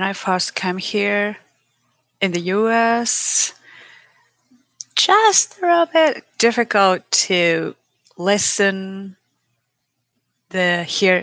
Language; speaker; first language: English; non-native, learner; Japanese